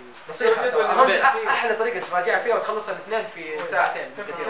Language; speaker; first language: Arabic; native; Arabic